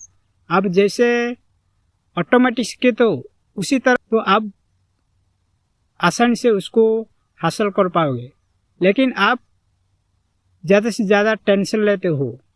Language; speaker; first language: Hindi; non-native, local second language; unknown